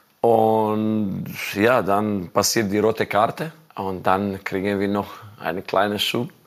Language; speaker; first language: German; non-native, learner; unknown